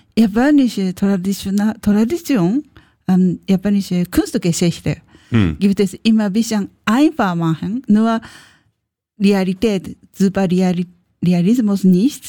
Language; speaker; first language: German; non-native, learner; Japanese